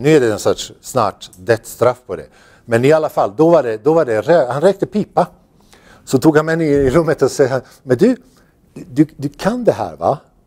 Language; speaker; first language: Swedish; non-native, fluent; Bosnian